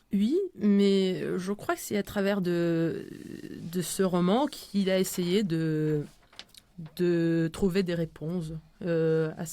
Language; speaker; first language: French; non-native, fluent; Spanish